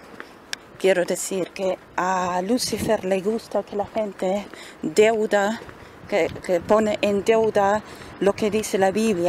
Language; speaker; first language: Spanish; non-native, fluent; German